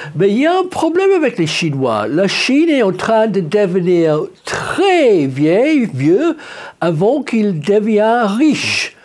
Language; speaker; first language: French; non-native, fluent; English